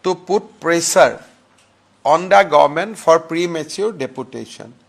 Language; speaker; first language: English; non-native, local second language; Assamese